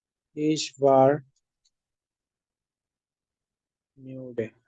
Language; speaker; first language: German; non-native, fluent; Bangla